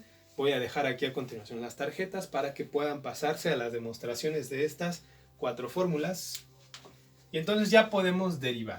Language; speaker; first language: Spanish; native; Spanish